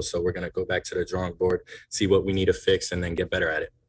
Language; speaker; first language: English; native; English